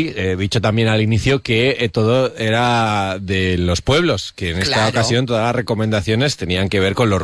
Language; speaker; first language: Spanish; native; Spanish